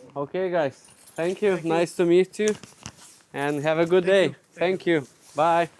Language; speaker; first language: English; non-native, learner; Lithuanian